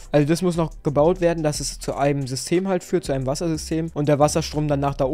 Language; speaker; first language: German; native; German